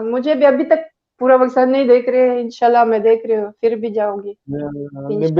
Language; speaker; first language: Hindi; non-native, learner; Greek